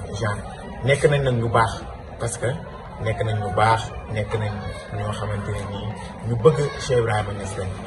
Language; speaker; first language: Wolof; non-native, local second language; Serer